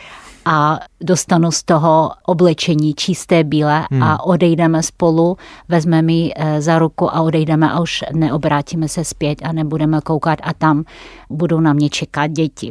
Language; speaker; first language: Czech; non-native, fluent; Russian